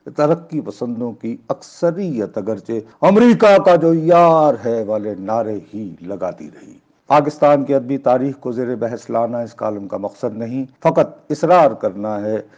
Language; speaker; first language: Urdu; non-native, local second language; Punjabi